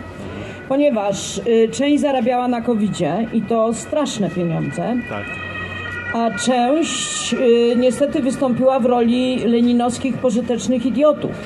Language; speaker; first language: Polish; native; Polish